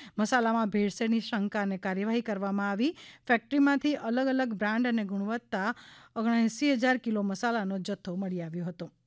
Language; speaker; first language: Gujarati; native; Gujarati